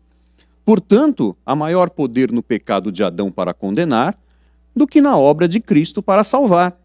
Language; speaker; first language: Portuguese; native; Portuguese